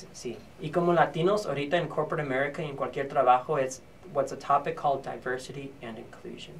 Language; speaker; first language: Spanish; early bilingual, heritage; Spanish